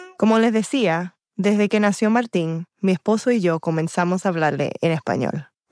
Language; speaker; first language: Spanish; early bilingual, heritage; Spanish